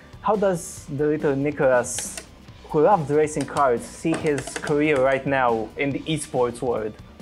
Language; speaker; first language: English; non-native, fluent; Romanian